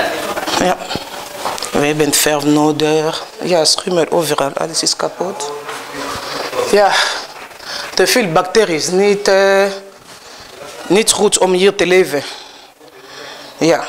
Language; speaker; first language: Dutch; non-native, learner; Lingala